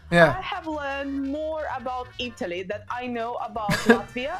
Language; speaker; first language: English; non-native, fluent; Russian